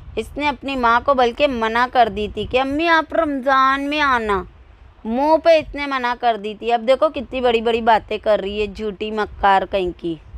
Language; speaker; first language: Hindi; native; Hindi